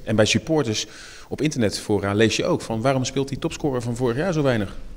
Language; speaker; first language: Dutch; native; Dutch